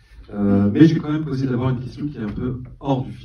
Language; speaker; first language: French; native; French